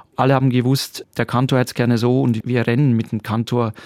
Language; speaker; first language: German; native; German